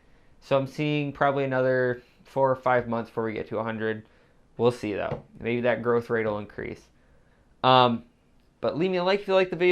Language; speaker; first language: English; native; English